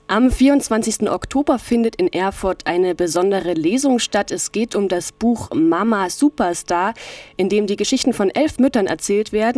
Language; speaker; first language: German; native; German